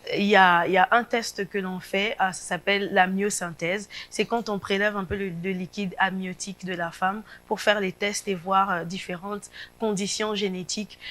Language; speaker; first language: French; non-native, local second language; Lingala